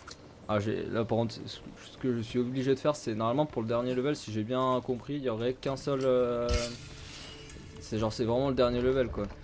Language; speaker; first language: French; native; French